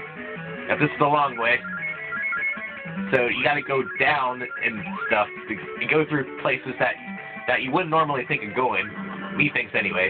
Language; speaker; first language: English; native; English